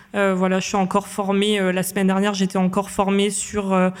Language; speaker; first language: French; native; French